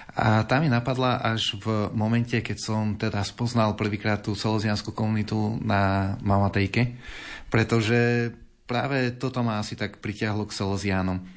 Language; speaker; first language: Slovak; native; Slovak